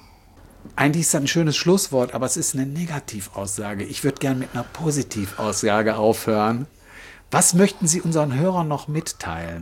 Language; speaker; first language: German; native; German